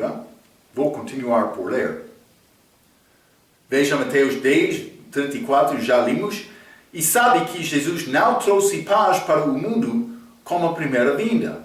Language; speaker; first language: Portuguese; non-native, fluent; English